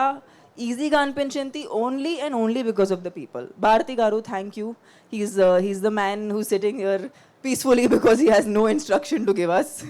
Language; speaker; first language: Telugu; non-native, fluent; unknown